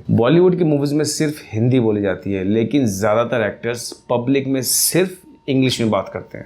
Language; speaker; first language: Hindi; native; Hindi